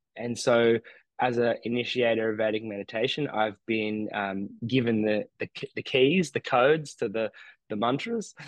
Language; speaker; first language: English; native; English